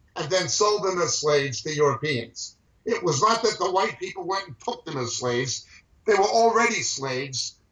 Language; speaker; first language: English; native; English